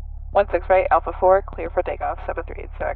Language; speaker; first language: English; native; English